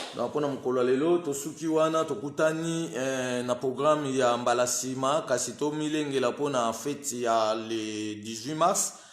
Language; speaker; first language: Lingala; non-native, local second language; Kongo